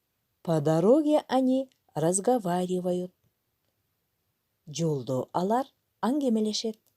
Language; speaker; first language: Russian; non-native, local second language; Kyrgyz